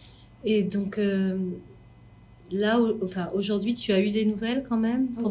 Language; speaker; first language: French; native; French